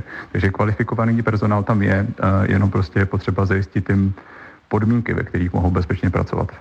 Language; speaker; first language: Czech; native; Czech